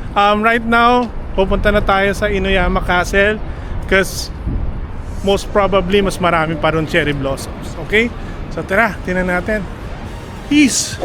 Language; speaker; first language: Filipino; native; Filipino